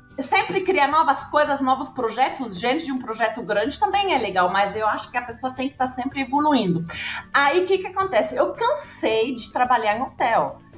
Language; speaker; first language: Portuguese; early bilingual, heritage; German